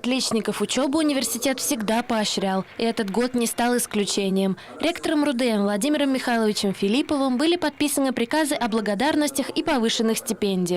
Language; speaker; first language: Russian; native; Russian